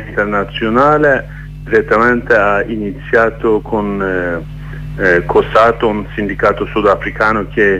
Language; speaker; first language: Italian; non-native, learner; Kurdish